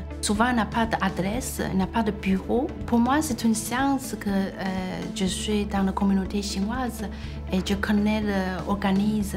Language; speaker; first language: French; non-native, fluent; Chinese